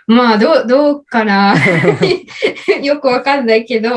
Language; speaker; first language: Japanese; non-native, learner; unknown